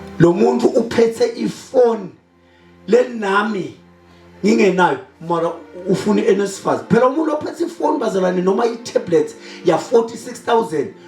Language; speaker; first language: Zulu; non-native, local second language; Swati